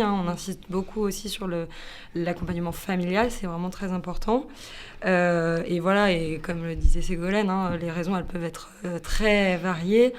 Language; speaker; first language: French; native; French